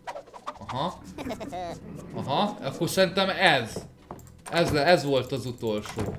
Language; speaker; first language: Hungarian; native; Hungarian